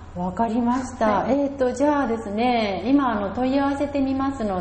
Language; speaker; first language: Japanese; native; Japanese